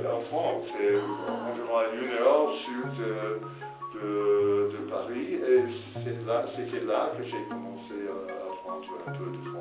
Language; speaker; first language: French; non-native, fluent; English